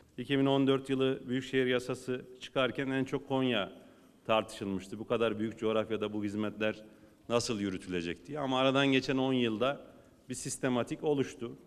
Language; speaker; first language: Turkish; native; Turkish